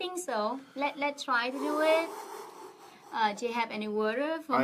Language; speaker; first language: English; non-native, fluent; Vietnamese